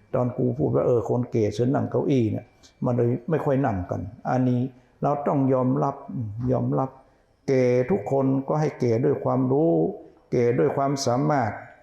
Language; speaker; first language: Thai; native; Thai